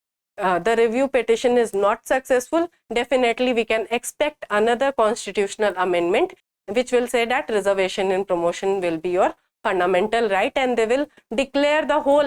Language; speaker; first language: English; non-native, local second language; Hindi